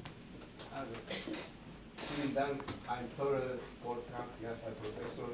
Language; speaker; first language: German; non-native, fluent; Greek